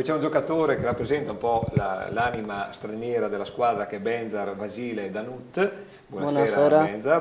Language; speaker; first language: Italian; native; Italian